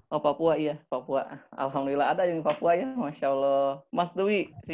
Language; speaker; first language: Indonesian; native; Indonesian